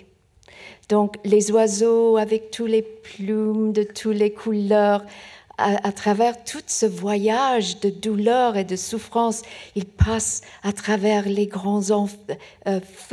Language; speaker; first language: French; non-native, fluent; Persian